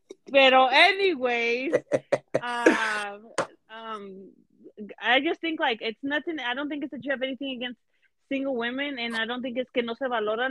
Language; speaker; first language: English; early bilingual, other home language; Spanish